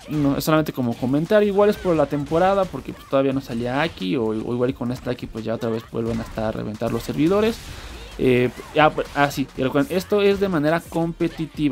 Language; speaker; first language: Spanish; native; Spanish